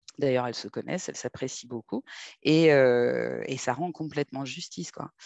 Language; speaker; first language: French; native; French